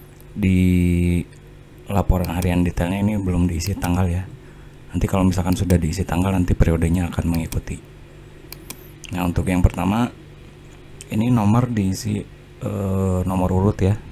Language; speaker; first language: Indonesian; native; Indonesian